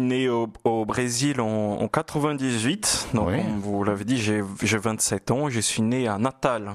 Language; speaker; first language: French; non-native, fluent; Portuguese